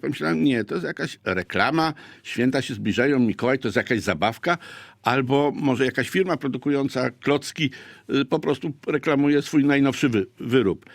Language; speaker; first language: Polish; native; Polish